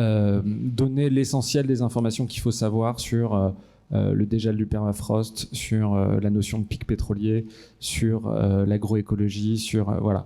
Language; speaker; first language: French; native; French